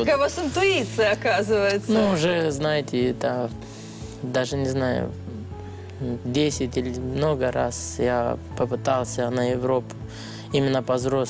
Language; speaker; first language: Russian; non-native, learner; Romanian